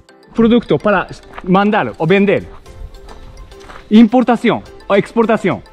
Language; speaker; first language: Spanish; non-native, learner; Japanese